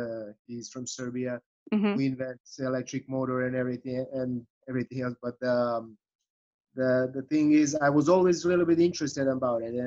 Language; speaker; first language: English; non-native, fluent; Serbian